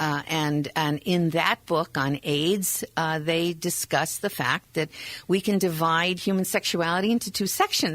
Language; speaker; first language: English; native; English